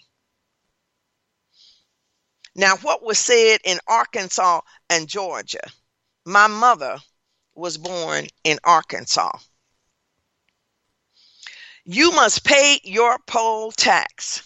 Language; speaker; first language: English; native; English